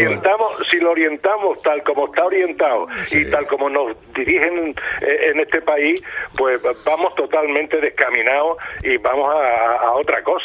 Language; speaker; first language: Spanish; native; Spanish